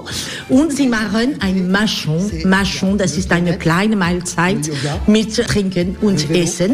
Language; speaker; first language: German; non-native, learner; French